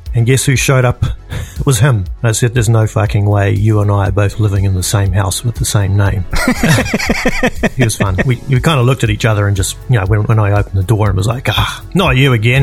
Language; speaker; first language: English; native; English